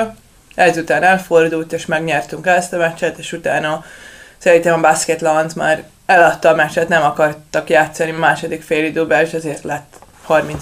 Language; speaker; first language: Hungarian; non-native, learner; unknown